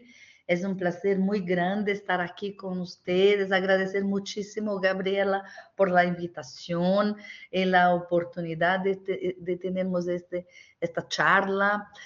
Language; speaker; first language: Spanish; non-native, learner; Portuguese